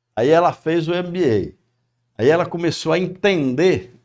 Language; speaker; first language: Portuguese; native; Portuguese